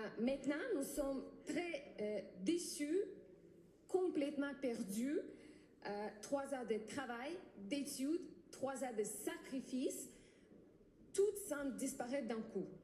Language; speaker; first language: French; non-native, learner; Ukrainian